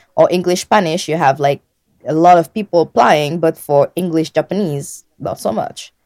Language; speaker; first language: English; non-native, fluent; French